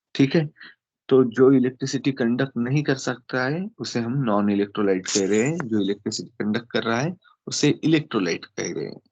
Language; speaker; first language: Hindi; non-native, local second language; Marathi